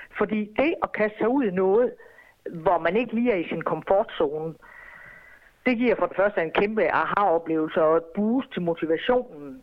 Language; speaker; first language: Danish; native; Danish